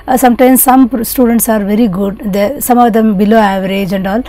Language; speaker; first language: English; non-native, local second language; Kannada